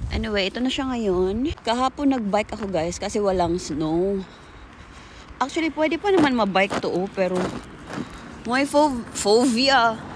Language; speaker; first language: Filipino; native; Filipino